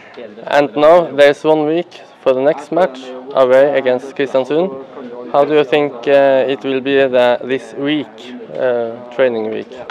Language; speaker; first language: English; non-native, fluent; Norwegian